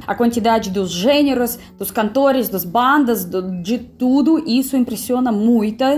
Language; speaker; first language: Portuguese; non-native, fluent; Russian